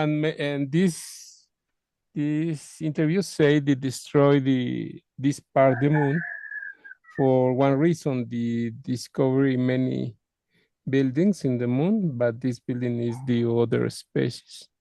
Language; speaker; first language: English; non-native, learner; Spanish